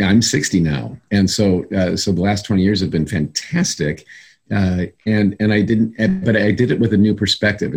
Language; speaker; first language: English; native; English